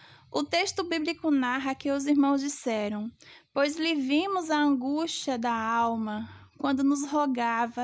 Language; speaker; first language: Portuguese; native; Portuguese